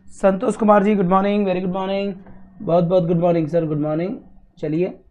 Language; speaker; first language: Hindi; native; Hindi